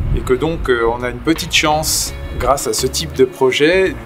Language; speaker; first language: French; native; French